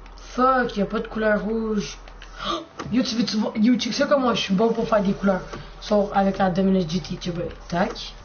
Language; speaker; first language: French; native; French